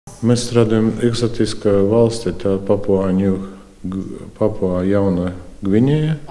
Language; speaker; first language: Latvian; non-native, local second language; Russian